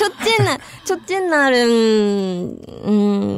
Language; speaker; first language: Korean; non-native, learner; Japanese